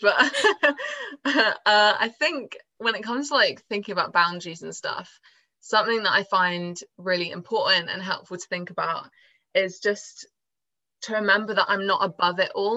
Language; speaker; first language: English; native; English